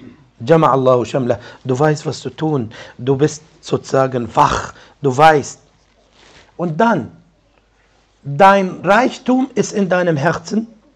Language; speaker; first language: German; non-native, fluent; Arabic